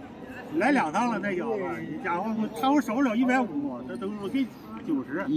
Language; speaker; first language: Chinese; native; Chinese